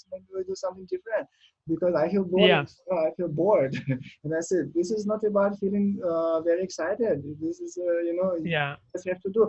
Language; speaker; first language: English; non-native, learner; Russian